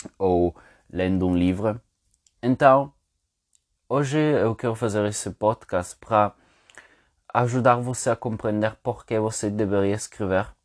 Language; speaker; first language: Portuguese; non-native, fluent; Spanish